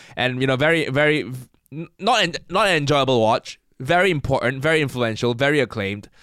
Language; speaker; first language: English; non-native, local second language; Cantonese